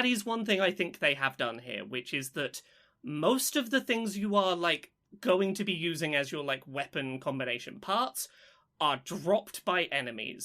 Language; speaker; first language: English; native; English